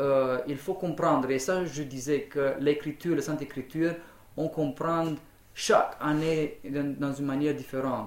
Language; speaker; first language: French; non-native, fluent; Romanian